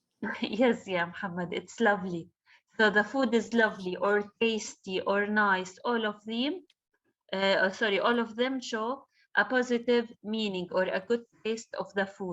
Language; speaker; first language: English; non-native, fluent; Arabic